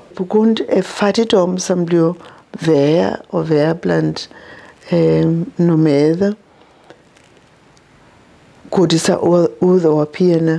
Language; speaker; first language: Danish; non-native, local second language; Masai